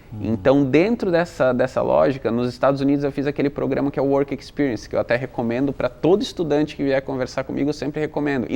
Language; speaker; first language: Portuguese; native; Portuguese